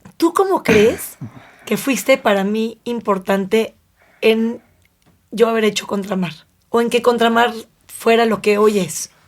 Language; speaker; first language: Spanish; native; Spanish